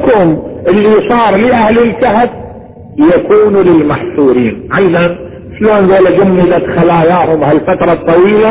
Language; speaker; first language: Arabic; native; Arabic